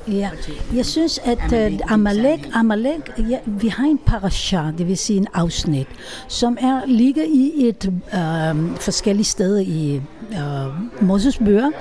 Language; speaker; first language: Danish; non-native, fluent; Hebrew